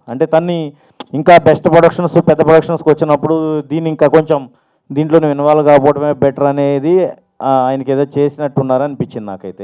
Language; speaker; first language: Telugu; native; Telugu